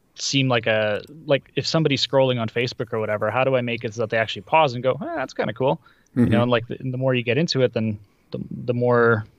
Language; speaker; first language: English; early bilingual, other home language; Russian